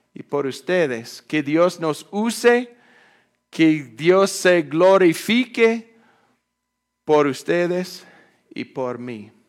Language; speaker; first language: Spanish; non-native, fluent; English